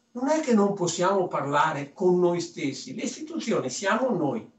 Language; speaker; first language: Italian; early bilingual, other home language; French